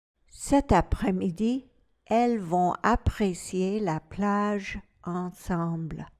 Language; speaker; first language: French; non-native, fluent; English